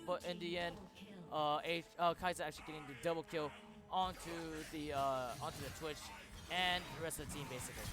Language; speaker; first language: English; native; English